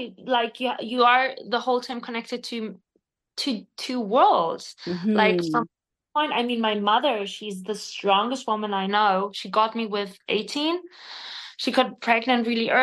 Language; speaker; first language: English; non-native, fluent; Spanish